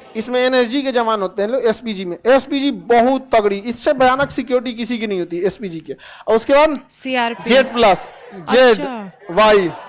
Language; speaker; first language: Hindi; native; Hindi